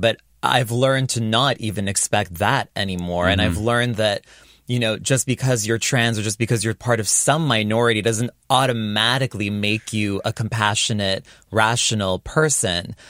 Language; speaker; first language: English; native; English